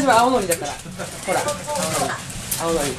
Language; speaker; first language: Japanese; native; Japanese